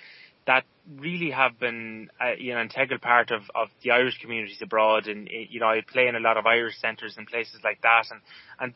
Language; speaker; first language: English; native; English